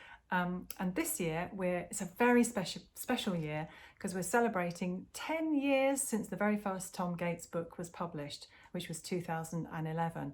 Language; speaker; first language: English; native; English